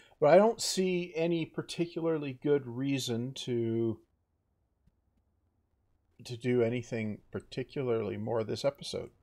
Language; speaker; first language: English; native; English